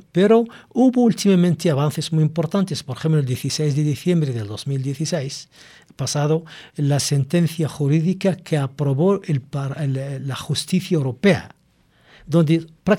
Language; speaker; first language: Spanish; non-native, local second language; Arabic